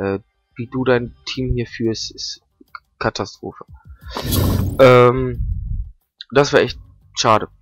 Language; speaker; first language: German; native; German